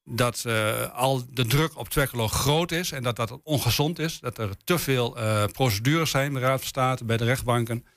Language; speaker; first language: Dutch; native; Dutch